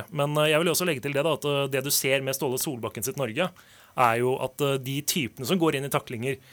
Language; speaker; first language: Norwegian; non-native, fluent; Portuguese